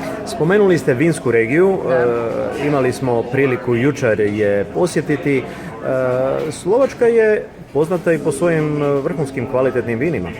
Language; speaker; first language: Croatian; native; Croatian